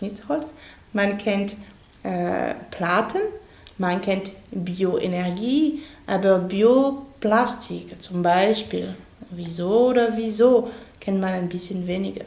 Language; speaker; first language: German; non-native, fluent; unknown